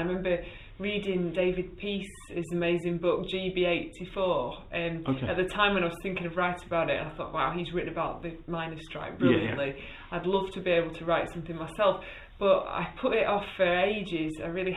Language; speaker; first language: English; native; English